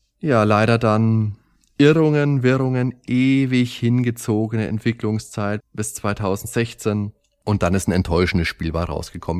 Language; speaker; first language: German; native; German